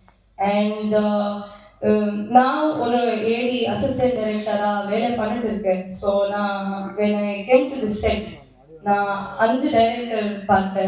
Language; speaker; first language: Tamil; non-native, learner; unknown